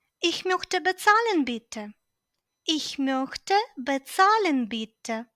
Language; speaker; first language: German; non-native, fluent; Ukrainian